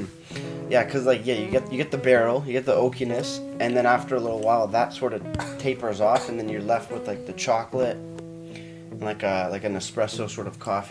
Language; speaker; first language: English; native; English